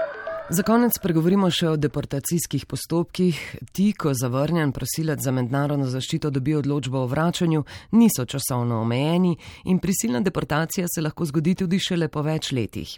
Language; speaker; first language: Slovenian; native; Slovenian